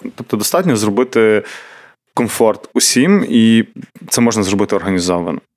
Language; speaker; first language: Ukrainian; native; Ukrainian